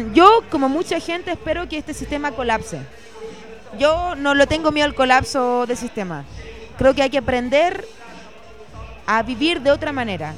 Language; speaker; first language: Spanish; early bilingual, heritage; Spanish